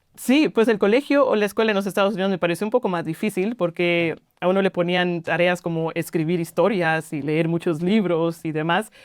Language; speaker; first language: Spanish; native; Spanish